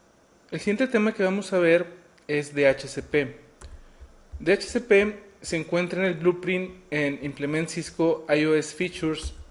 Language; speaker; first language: Spanish; native; Spanish